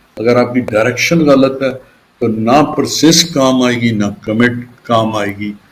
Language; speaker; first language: Urdu; non-native, local second language; Punjabi